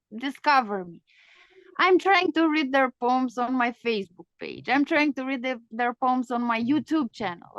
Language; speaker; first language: English; non-native, fluent; Romanian